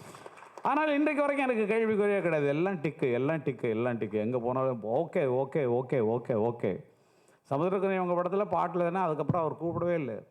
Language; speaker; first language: Tamil; native; Tamil